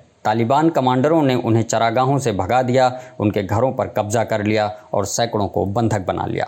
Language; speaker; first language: Hindi; native; Hindi